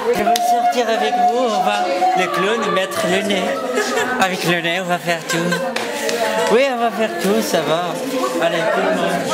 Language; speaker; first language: French; non-native, learner; Arabic